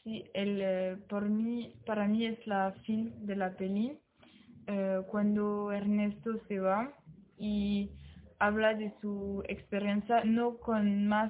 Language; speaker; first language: Spanish; non-native, learner; French